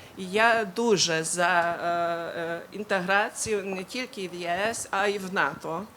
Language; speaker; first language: Ukrainian; non-native, local second language; Hungarian